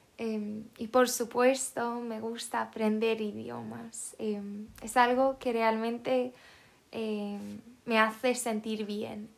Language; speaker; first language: Spanish; non-native, fluent; Swedish